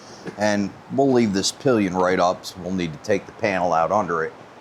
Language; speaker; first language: English; native; English